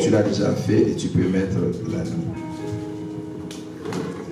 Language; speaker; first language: French; non-native, local second language; Lingala